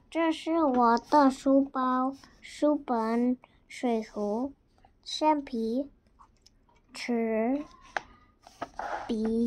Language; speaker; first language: Chinese; non-native, learner; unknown